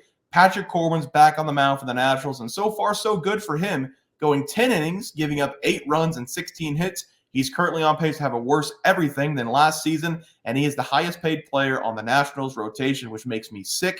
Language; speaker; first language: English; native; English